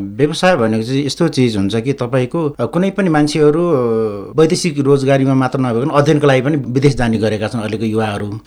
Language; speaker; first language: Nepali; non-native, local second language; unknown